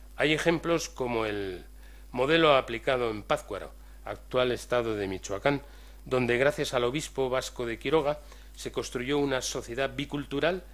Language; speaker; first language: Spanish; native; Spanish